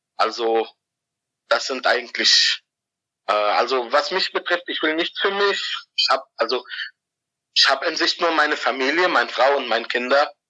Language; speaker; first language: German; non-native, fluent; Arabic